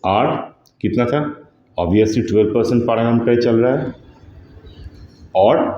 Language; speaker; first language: Hindi; non-native, local second language; Bangla